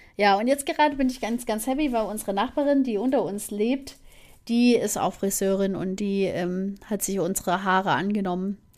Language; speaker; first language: German; native; German